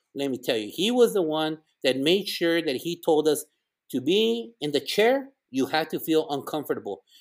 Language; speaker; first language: English; early bilingual, other home language; Spanish